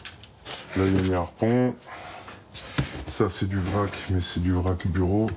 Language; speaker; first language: French; native; French